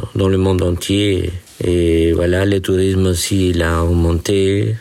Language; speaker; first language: French; non-native, fluent; Spanish